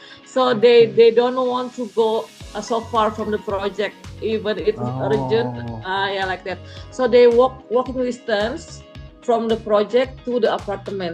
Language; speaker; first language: English; non-native, fluent; Indonesian